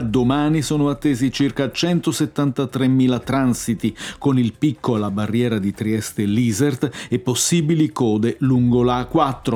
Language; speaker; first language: Italian; native; Italian